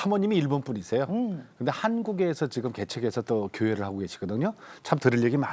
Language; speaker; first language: Korean; native; Korean